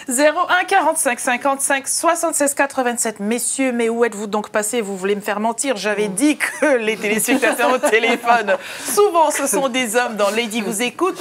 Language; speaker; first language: French; native; French